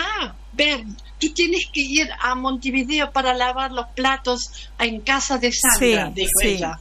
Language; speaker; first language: Spanish; non-native, learner; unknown